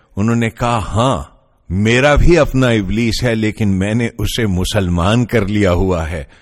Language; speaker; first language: Urdu; non-native, local second language; Punjabi